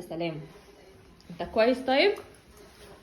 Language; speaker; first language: Arabic; native; Arabic